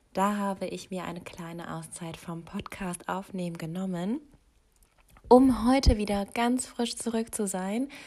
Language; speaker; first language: German; native; German